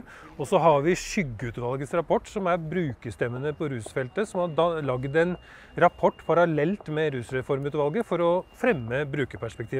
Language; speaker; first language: Norwegian; native; Norwegian